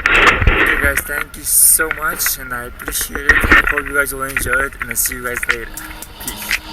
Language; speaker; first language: English; non-native, learner; Kazakh